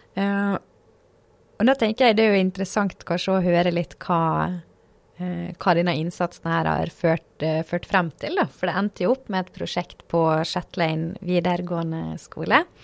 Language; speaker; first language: Norwegian; native; Norwegian